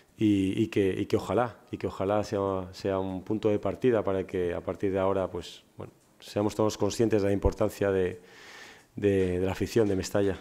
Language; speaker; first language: Spanish; native; Spanish